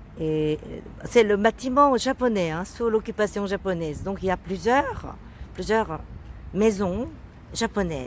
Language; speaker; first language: French; non-native, fluent; Korean